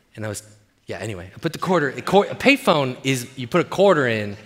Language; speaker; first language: English; native; English